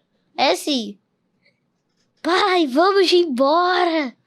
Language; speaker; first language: Portuguese; early bilingual, heritage; Portuguese